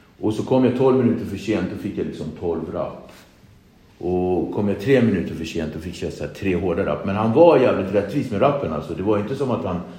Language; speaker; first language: Swedish; early bilingual, other home language; Kabuverdianu